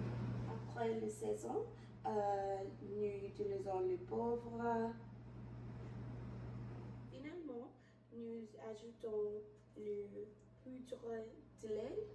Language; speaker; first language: French; non-native, learner; English